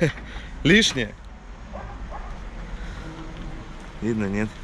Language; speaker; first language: Russian; native; Russian